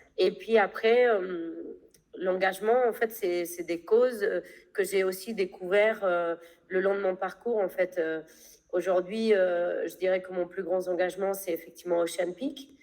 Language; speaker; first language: French; non-native, fluent; Spanish